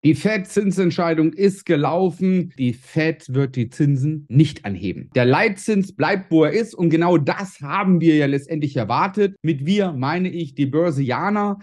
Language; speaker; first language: German; native; German